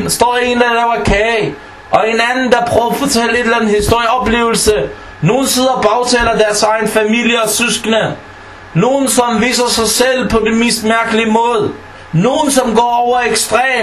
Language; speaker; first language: Danish; non-native, fluent; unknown